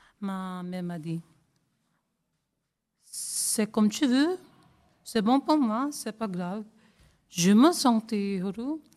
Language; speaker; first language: French; non-native, learner; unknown